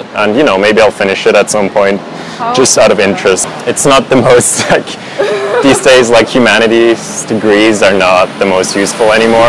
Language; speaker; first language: English; non-native, fluent; Swiss German